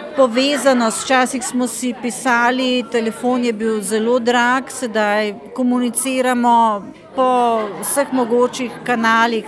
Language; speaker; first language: Slovenian; native; Slovenian